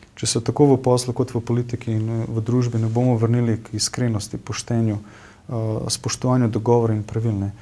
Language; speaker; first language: Slovenian; non-native, local second language; Bosnian